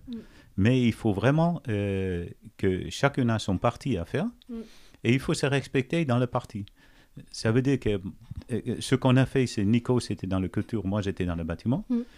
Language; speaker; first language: French; non-native, fluent; Dutch